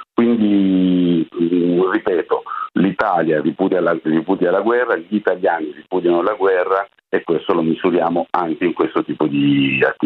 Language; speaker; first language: Italian; native; Italian